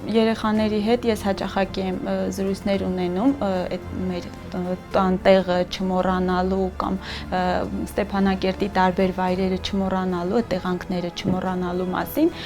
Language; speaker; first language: Armenian; native; Armenian